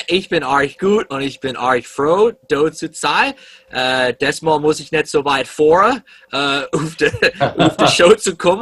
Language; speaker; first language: German; early bilingual, heritage; English